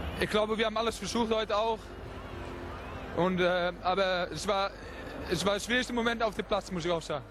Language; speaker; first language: German; non-native, learner; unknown